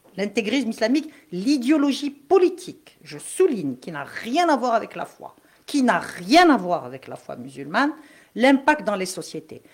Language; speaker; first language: French; non-native, local second language; Kabyle